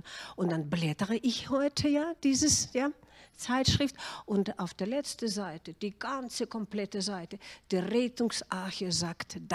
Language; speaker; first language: German; non-native, fluent; Russian